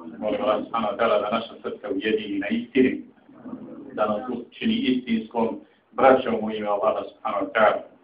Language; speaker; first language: Bosnian; native; Bosnian